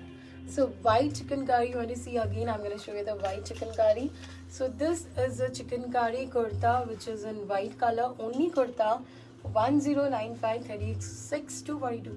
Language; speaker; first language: English; non-native, local second language; Hindi